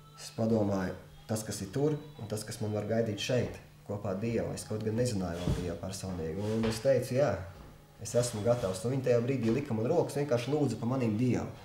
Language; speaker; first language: Latvian; non-native, local second language; Russian